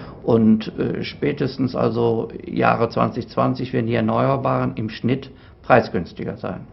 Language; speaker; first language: German; native; German